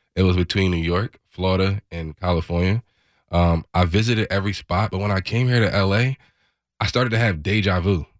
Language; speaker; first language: English; native; English